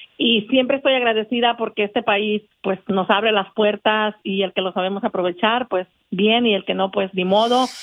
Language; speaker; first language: Spanish; native; Spanish